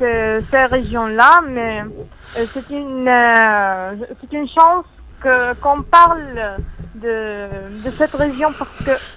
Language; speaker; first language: French; non-native, learner; Arabic